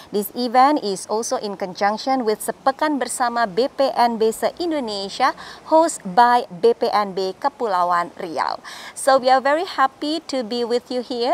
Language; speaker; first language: English; non-native, fluent; Indonesian